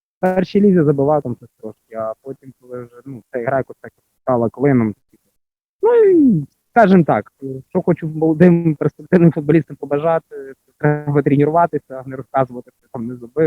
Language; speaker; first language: Ukrainian; native; Ukrainian